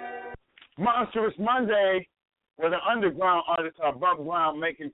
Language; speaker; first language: English; native; English